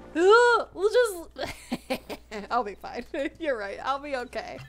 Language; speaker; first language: English; native; English